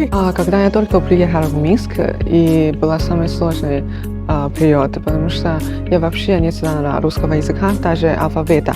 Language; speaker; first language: Russian; non-native, fluent; Chinese